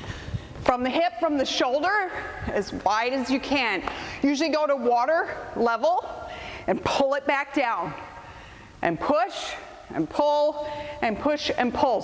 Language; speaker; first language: English; native; English